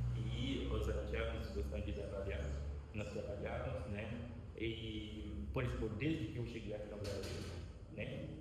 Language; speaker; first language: Portuguese; non-native, fluent; Haitian Creole